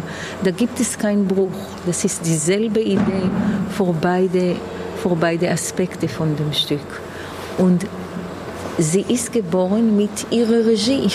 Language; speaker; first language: German; non-native, fluent; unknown